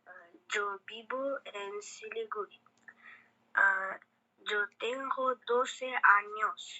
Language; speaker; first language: Spanish; non-native, learner; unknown